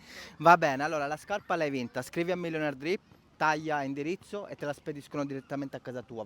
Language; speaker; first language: Italian; native; Italian